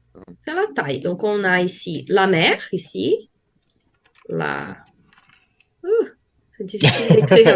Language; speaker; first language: French; non-native, fluent; Portuguese